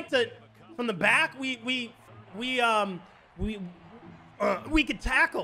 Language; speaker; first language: English; native; English